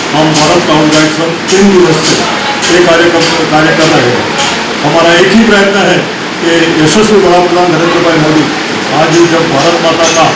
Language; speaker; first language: Hindi; non-native, local second language; Gujarati